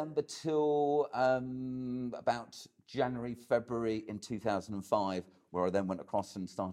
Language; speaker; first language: English; native; English